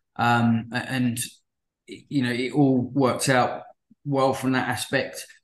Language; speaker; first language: English; native; English